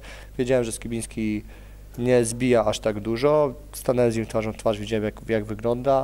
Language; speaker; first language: Polish; native; Polish